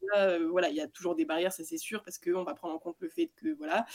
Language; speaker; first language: French; native; French